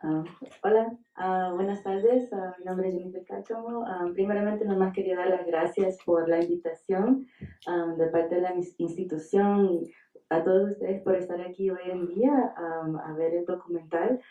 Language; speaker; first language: Spanish; early bilingual, heritage; Spanish